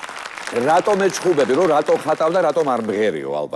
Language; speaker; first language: Georgian; native; Georgian